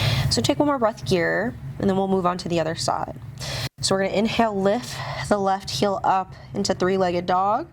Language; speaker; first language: English; native; English